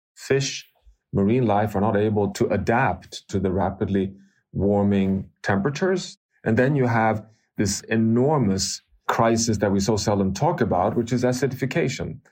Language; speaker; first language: English; non-native, fluent; Swedish